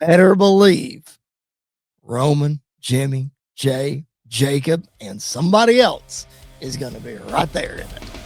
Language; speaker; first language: English; native; English